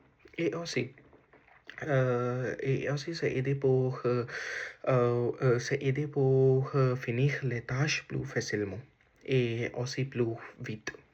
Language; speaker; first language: French; non-native, learner; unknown